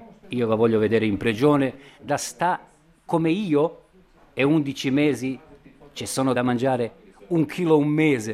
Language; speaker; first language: Italian; non-native, learner; Bosnian